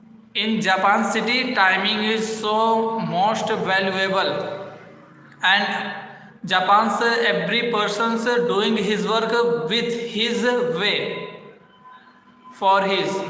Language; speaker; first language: English; non-native, learner; Hindi